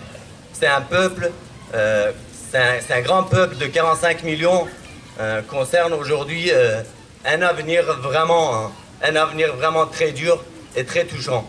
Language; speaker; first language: French; non-native, fluent; Kurdish